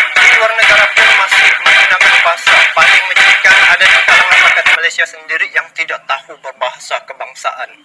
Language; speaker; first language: Malay; native; Malay